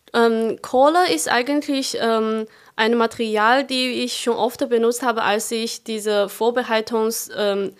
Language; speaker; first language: German; non-native, fluent; Chinese